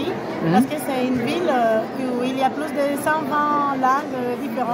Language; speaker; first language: French; non-native, fluent; Spanish